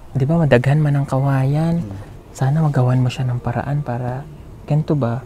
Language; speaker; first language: Filipino; non-native, local second language; Cebuano